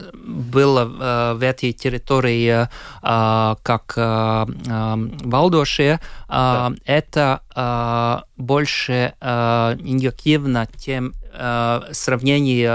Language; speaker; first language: Russian; non-native, local second language; Latvian